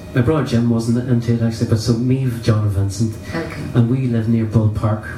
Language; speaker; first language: English; native; English